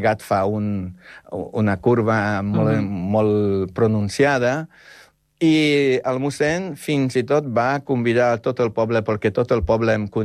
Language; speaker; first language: Catalan; non-native, fluent; Polish